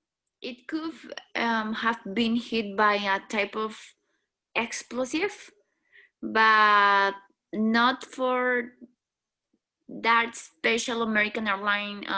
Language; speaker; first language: English; non-native, learner; Spanish